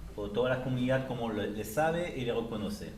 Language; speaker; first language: Spanish; native; Spanish